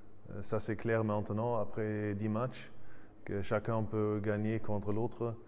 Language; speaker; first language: French; non-native, fluent; German